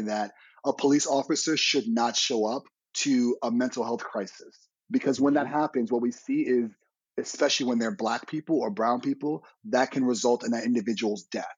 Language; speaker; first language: English; native; English